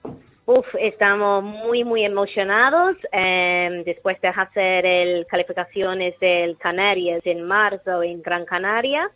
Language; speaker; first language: Spanish; non-native, fluent; English